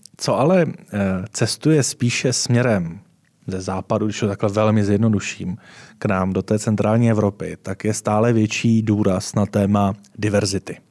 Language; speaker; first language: Czech; native; Czech